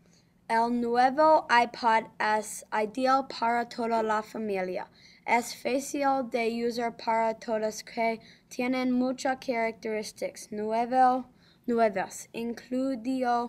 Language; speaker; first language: Spanish; non-native, learner; English